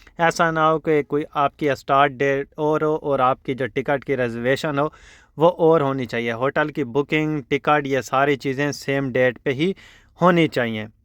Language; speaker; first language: Urdu; non-native, local second language; Saraiki